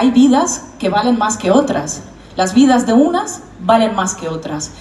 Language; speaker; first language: Spanish; non-native, fluent; Russian